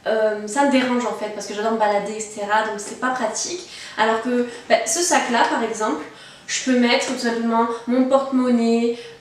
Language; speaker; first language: French; native; French